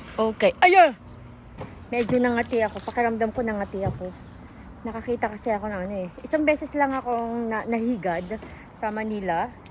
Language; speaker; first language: Filipino; native; Filipino